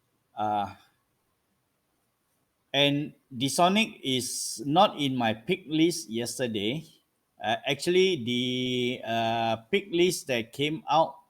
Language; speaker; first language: English; non-native, local second language; Malay